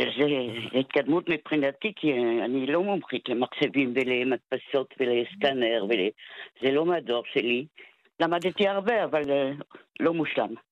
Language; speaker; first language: Hebrew; non-native, fluent; French